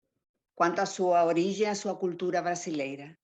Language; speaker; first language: Portuguese; non-native, fluent; Spanish